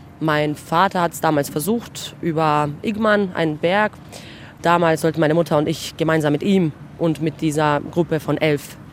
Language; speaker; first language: German; early bilingual, heritage; Bosnian